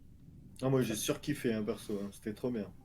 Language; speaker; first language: French; native; French